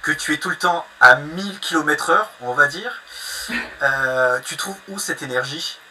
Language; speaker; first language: French; native; French